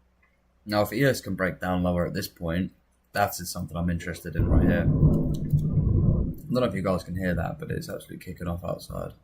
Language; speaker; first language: English; native; English